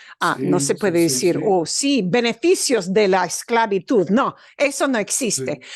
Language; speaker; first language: Spanish; non-native, fluent; English